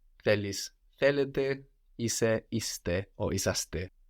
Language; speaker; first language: Greek; early bilingual, heritage; Greek